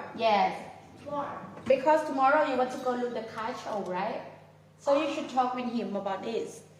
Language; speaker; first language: English; non-native, learner; Thai